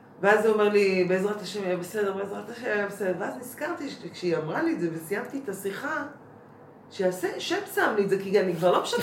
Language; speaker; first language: Hebrew; native; Hebrew